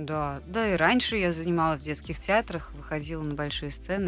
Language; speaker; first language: Russian; native; Russian